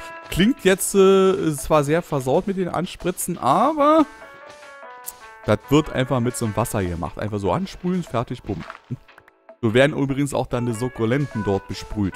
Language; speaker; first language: German; native; German